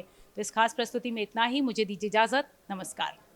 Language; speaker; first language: Hindi; native; Hindi